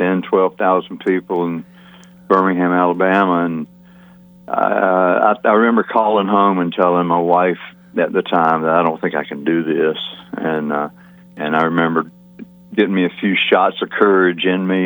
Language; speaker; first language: English; native; English